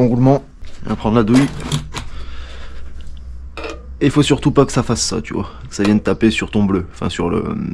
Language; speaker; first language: French; native; French